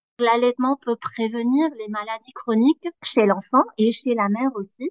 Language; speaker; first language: French; non-native, fluent; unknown